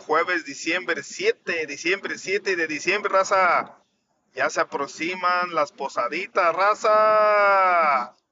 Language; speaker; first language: Spanish; native; Spanish